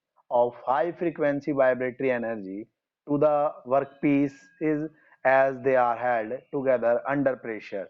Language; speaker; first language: English; non-native, local second language; Hindi